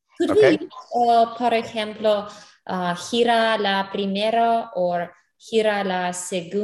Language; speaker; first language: Spanish; non-native, learner; English